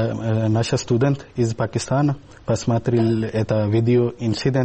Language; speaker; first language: Russian; non-native, learner; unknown